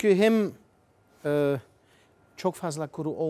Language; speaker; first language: Turkish; non-native, fluent; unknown